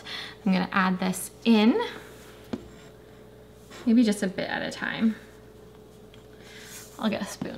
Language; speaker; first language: English; native; English